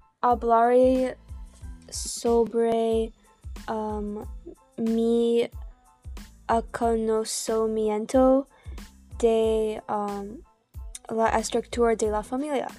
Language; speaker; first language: Spanish; non-native, learner; English